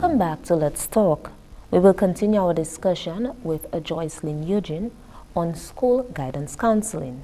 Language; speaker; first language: English; native; English